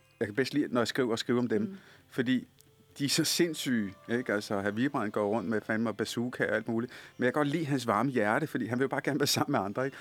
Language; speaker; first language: Danish; early bilingual, other home language; Punjabi